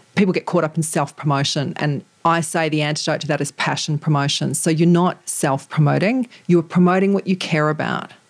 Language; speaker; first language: English; native; English